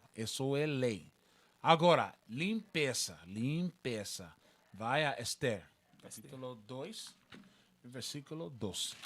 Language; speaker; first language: Portuguese; non-native, learner; Spanish